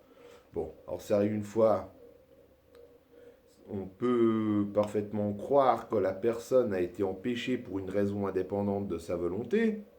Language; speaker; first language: French; native; French